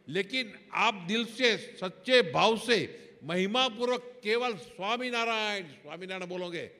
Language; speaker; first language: Hindi; non-native, local second language; Gujarati